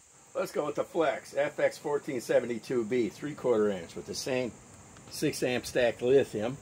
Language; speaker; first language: English; native; English